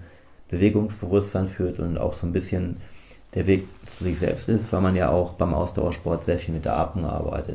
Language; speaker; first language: German; native; German